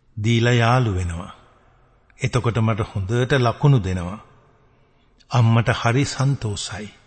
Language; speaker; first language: Sinhala; native; Sinhala